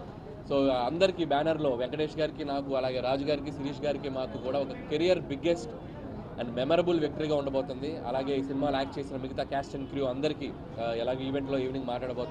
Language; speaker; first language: Telugu; native; Telugu